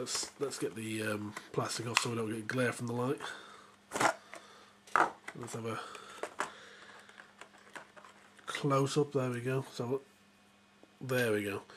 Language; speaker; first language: English; native; English